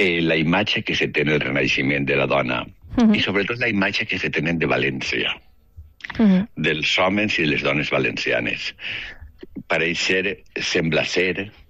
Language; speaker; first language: Catalan; native; Catalan